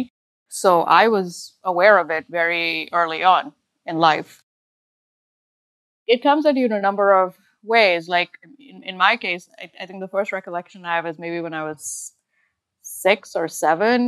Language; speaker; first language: English; non-native, local second language; Urdu